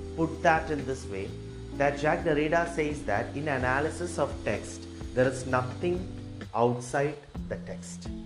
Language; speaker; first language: English; non-native, local second language; Malayalam